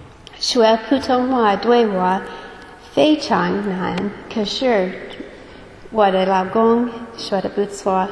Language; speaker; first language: Chinese; non-native, fluent; English